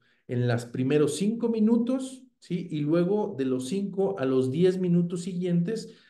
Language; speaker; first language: Spanish; native; Spanish